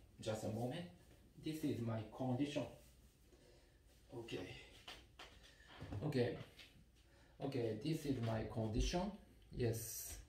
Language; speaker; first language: English; non-native, learner; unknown